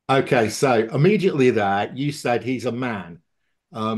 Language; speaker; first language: English; native; English